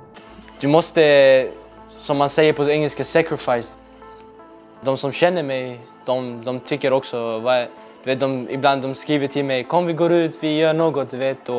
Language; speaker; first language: Swedish; early bilingual, other home language; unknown